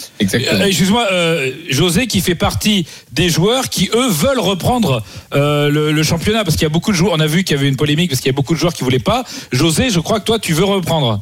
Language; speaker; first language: French; native; French